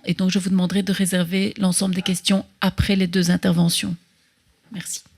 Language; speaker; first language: French; native; French